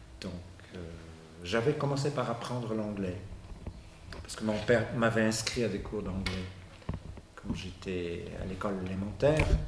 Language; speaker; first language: French; non-native, fluent; Bulgarian